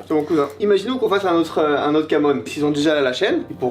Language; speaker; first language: French; native; French